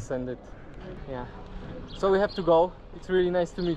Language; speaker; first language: English; non-native, fluent; Polish